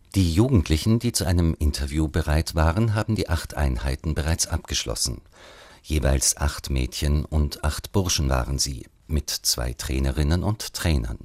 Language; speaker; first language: German; native; German